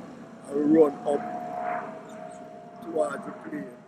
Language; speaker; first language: English; native; English